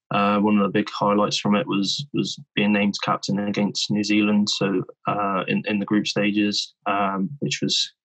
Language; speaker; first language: English; native; English